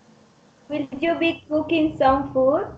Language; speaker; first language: English; non-native, learner; Spanish